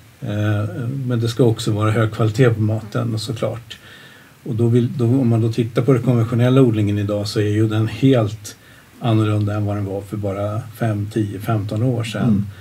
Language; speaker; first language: Swedish; native; Swedish